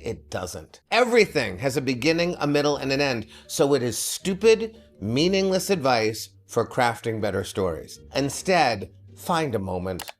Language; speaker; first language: English; native; English